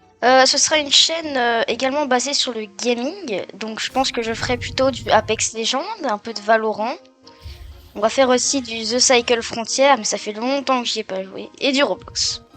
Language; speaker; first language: French; native; French